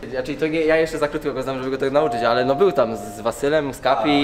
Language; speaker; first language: Polish; native; Polish